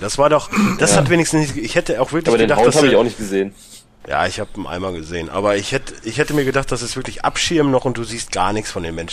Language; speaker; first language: German; native; German